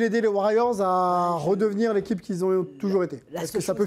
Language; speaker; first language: French; native; French